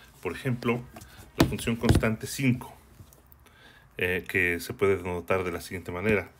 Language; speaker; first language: Spanish; native; Spanish